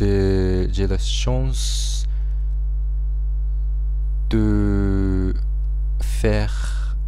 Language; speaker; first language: French; non-native, learner; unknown